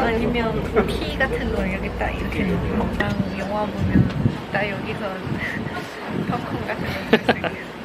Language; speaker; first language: Korean; non-native, fluent; Chinese